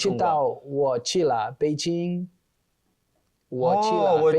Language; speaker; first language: Chinese; non-native, learner; Portuguese